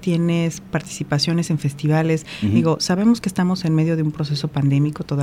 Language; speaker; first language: Spanish; native; Spanish